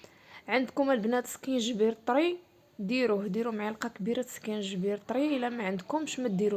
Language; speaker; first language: Arabic; native; Arabic